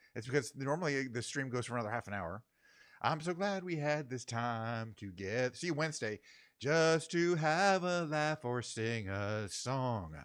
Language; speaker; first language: English; native; English